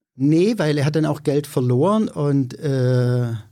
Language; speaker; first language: German; native; German